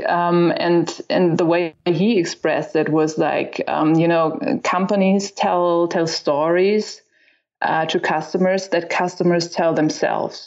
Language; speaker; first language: English; non-native, fluent; German